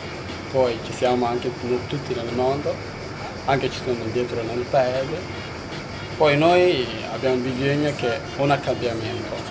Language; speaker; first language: Italian; non-native, learner; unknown